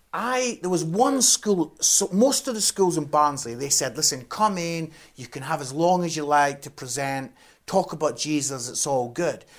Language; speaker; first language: English; native; English